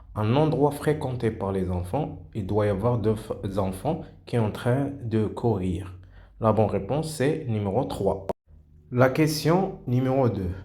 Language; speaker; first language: French; non-native, local second language; Arabic